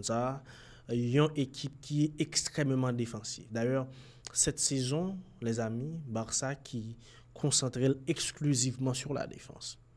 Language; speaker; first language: French; non-native, local second language; Haitian Creole